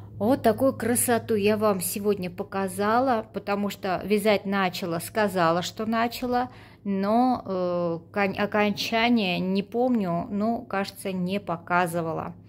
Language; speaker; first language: Russian; non-native, local second language; Armenian